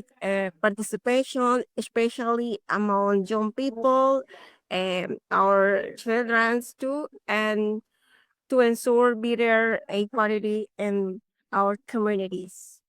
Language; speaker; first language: English; non-native, learner; Spanish